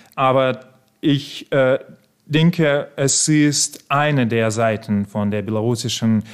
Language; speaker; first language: German; non-native, fluent; Russian